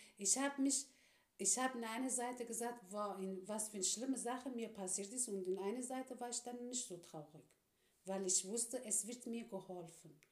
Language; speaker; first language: German; non-native, fluent; Turkish